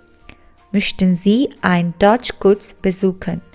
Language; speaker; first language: German; non-native, fluent; Punjabi